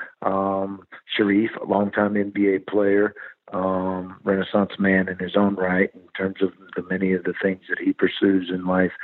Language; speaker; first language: English; native; English